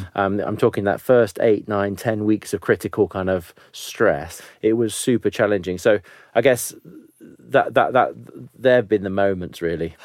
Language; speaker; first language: English; native; English